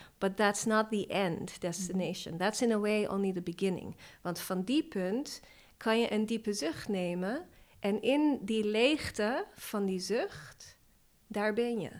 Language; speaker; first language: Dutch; non-native, fluent; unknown